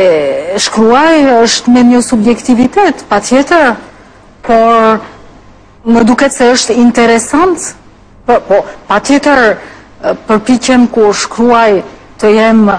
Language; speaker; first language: Albanian; non-native, fluent; French